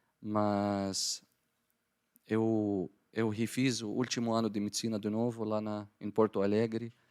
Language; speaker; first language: Portuguese; non-native, fluent; Arabic